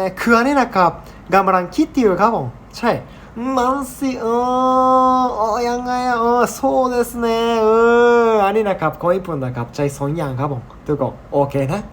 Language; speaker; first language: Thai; non-native, learner; Japanese